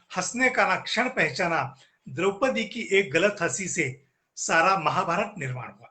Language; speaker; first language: Hindi; non-native, local second language; Marathi